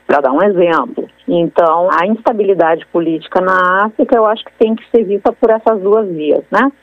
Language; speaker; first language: Portuguese; native; Portuguese